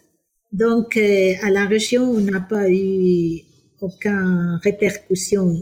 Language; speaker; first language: French; non-native, fluent; Spanish